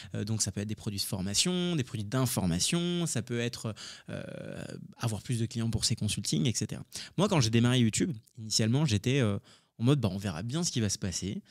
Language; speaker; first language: French; early bilingual, other home language; Hindi